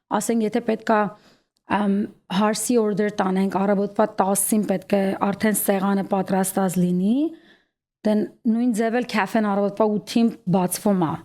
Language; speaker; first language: Armenian; native; Armenian